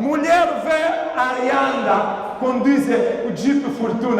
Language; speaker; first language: Portuguese; non-native, learner; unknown